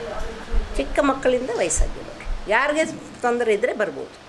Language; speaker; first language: Kannada; non-native, local second language; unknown